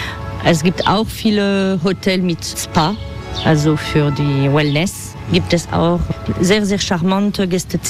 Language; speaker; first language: German; non-native, fluent; French